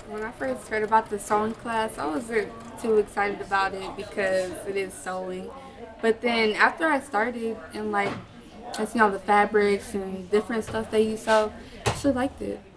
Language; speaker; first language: English; native; English